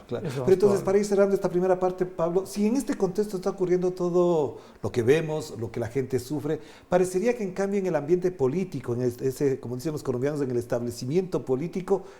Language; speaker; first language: Spanish; native; Spanish